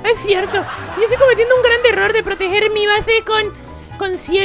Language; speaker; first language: Spanish; native; Spanish